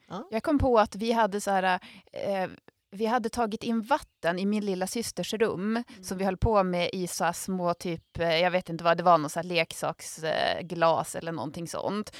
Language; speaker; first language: Swedish; native; Swedish